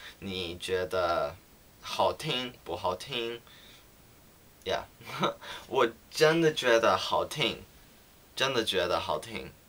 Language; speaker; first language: Chinese; non-native, learner; English